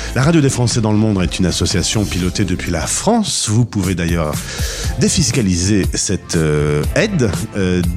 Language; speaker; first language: French; non-native, fluent; Portuguese